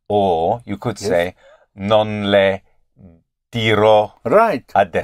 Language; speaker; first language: Italian; non-native, learner; English